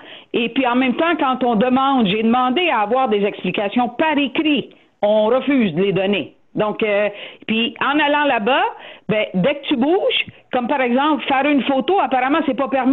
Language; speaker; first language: French; native; French